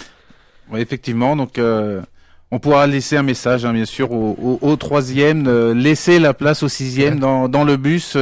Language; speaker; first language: French; native; French